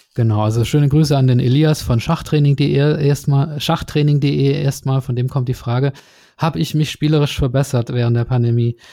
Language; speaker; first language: German; native; German